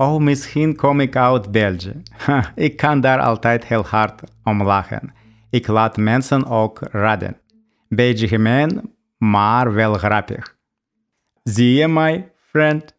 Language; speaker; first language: Dutch; non-native, learner; Russian